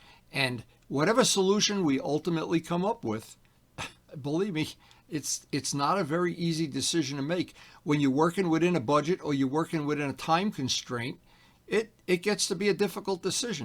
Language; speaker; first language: English; native; English